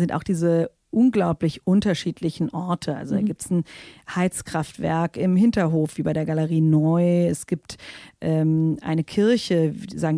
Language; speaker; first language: German; native; German